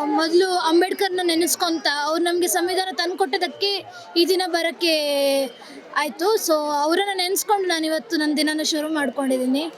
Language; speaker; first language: Kannada; native; Kannada